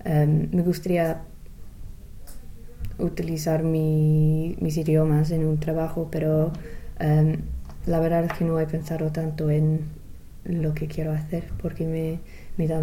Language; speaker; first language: Spanish; non-native, fluent; English